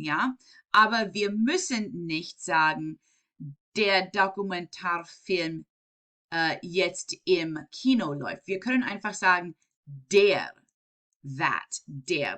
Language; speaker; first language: German; non-native, fluent; English